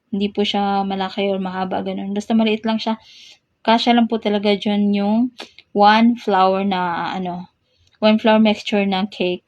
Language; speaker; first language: Filipino; non-native, local second language; Cebuano